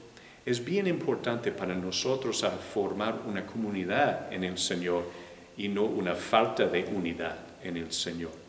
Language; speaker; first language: Spanish; non-native, fluent; English